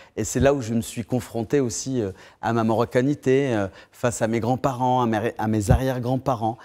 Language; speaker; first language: French; early bilingual, other home language; Tachelhit